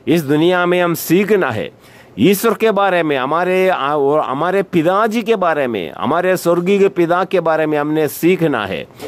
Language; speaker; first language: Hindi; non-native, local second language; Malayalam